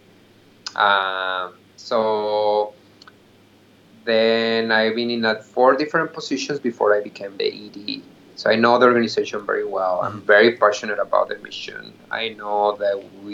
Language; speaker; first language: English; non-native, fluent; Spanish